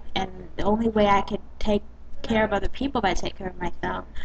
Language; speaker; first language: English; native; English